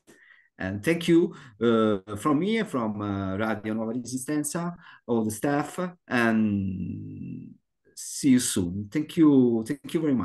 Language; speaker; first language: English; non-native, learner; Italian